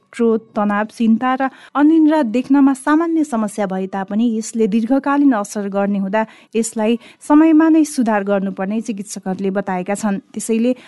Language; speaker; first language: Nepali; native; Nepali